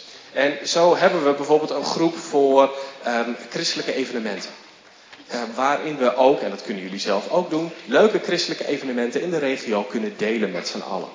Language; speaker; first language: Dutch; native; Dutch